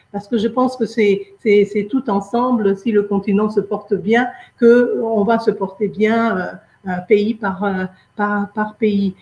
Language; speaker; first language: French; native; French